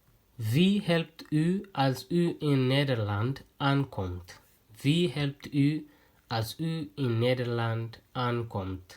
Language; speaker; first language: Dutch; non-native, learner; Tigrinya